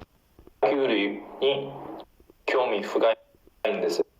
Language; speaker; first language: Japanese; non-native, fluent; Chinese